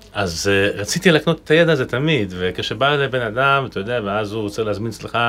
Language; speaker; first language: Hebrew; non-native, fluent; Russian